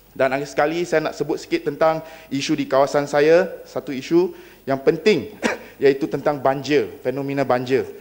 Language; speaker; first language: Malay; non-native, local second language; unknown